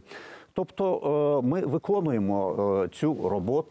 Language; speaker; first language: Ukrainian; non-native, fluent; Lithuanian